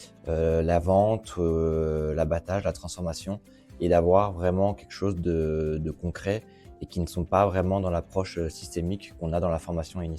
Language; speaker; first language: French; native; French